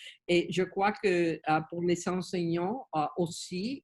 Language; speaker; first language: French; non-native, learner; Spanish